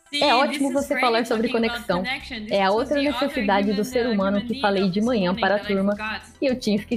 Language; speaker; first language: Portuguese; non-native, learner; English